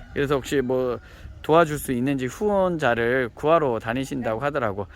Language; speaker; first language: Korean; native; Korean